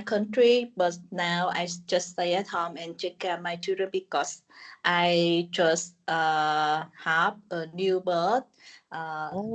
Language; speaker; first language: English; non-native, learner; Vietnamese